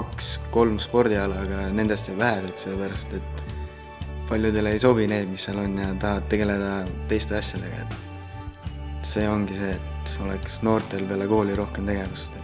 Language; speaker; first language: Estonian; native; Estonian